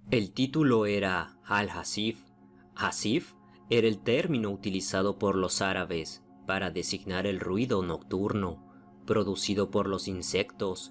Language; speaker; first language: Spanish; native; Spanish